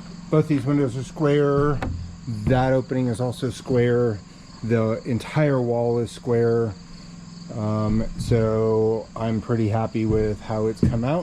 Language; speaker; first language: English; native; English